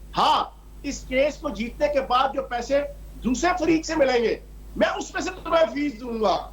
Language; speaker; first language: Urdu; non-native, local second language; Punjabi